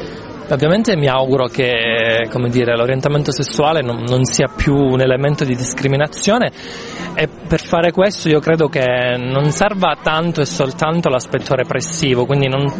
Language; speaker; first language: Italian; native; Italian